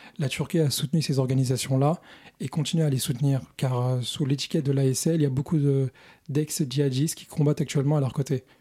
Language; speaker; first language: French; early bilingual, other home language; Kurdish